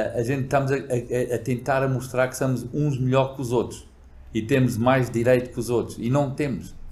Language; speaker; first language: Portuguese; early bilingual, other home language; English